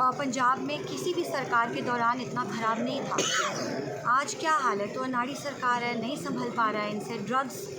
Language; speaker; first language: Hindi; non-native, local second language; Punjabi